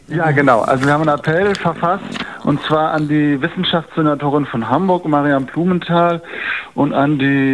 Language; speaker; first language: German; native; German